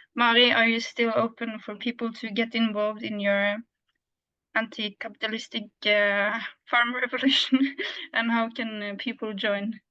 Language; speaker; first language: English; non-native, fluent; Norwegian